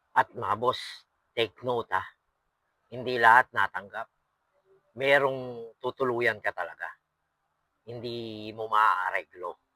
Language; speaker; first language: Filipino; non-native, local second language; Pampanga